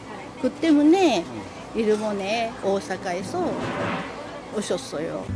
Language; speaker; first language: Korean; early bilingual, heritage; Japanese